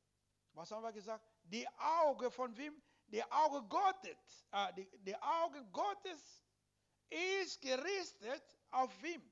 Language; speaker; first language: German; non-native, learner; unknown